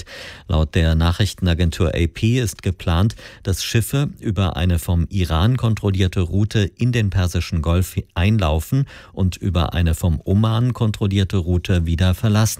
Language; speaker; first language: German; native; German